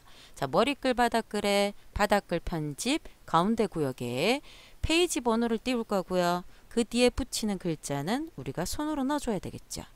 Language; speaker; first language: Korean; native; Korean